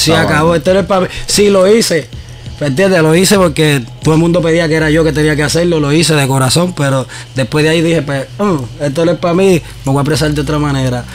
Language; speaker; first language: Spanish; native; Spanish